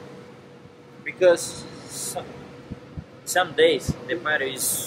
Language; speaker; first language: English; non-native, learner; Portuguese